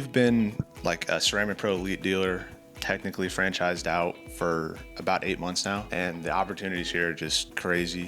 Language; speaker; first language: English; native; English